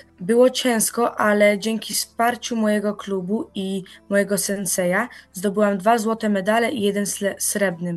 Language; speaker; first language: Polish; early bilingual, heritage; Polish